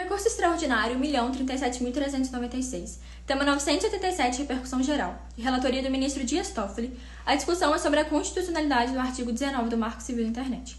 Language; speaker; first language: Portuguese; native; Portuguese